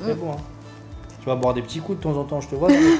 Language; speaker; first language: French; native; French